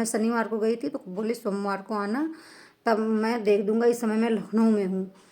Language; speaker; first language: Hindi; native; Hindi